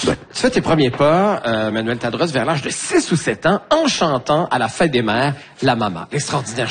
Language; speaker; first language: French; native; French